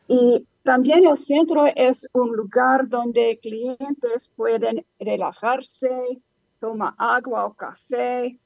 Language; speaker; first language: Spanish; non-native, learner; English